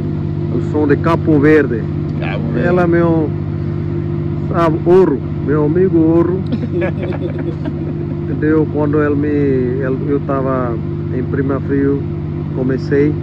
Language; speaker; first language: Portuguese; non-native, learner; Punjabi